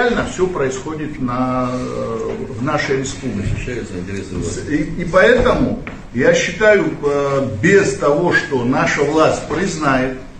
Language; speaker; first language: Russian; non-native, local second language; Abkhazian